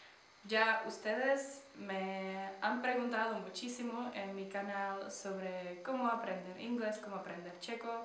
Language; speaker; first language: Spanish; non-native, fluent; Czech